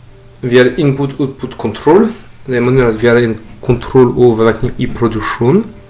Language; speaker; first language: Norwegian; non-native, fluent; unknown